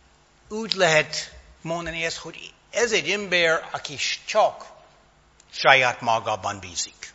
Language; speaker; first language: Hungarian; non-native, fluent; English